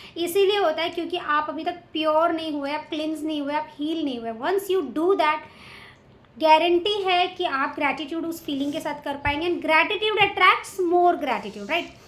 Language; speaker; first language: Hindi; native; Hindi